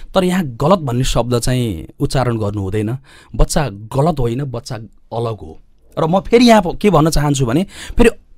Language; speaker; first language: Nepali; native; Nepali